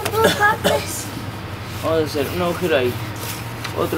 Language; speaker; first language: Spanish; native; Spanish